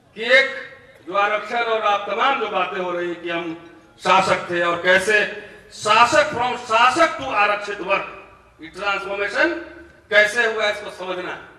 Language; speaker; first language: Hindi; native; Hindi